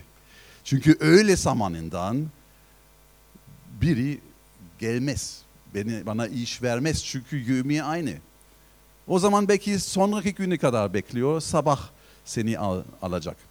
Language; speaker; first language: Turkish; non-native, fluent; German